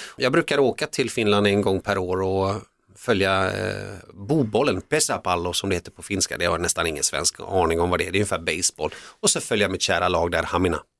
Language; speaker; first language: Swedish; early bilingual, other home language; Finnish